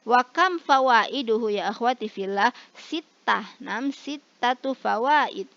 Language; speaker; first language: Arabic; non-native, fluent; Indonesian